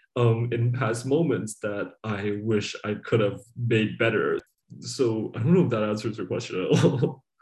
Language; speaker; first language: English; non-native, local second language; Cantonese